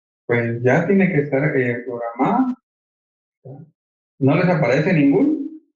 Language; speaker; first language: Spanish; native; Spanish